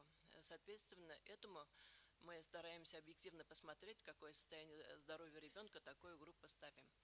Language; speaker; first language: Russian; native; Russian